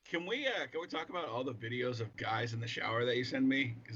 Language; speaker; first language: English; native; English